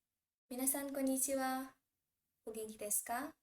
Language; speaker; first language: Japanese; non-native, fluent; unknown